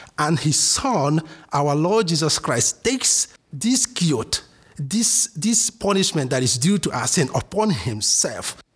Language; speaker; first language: English; non-native, local second language; Igbo